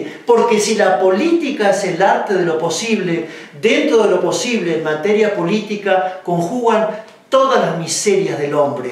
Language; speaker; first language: Spanish; native; Spanish